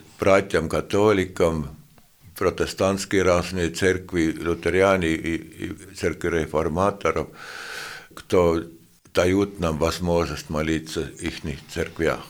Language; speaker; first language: Russian; non-native, fluent; Estonian